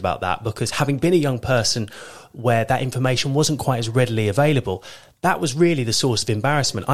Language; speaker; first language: English; native; English